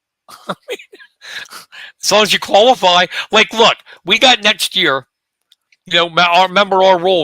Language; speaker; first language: English; native; English